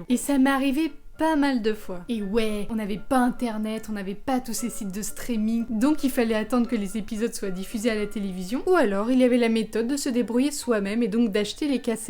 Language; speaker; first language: French; native; French